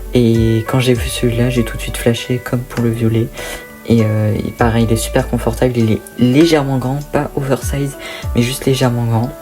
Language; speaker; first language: French; native; French